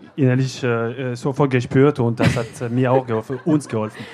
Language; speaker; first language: German; non-native, learner; French